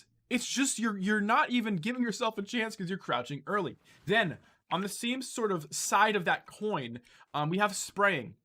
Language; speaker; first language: English; native; English